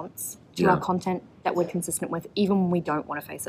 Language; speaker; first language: English; native; English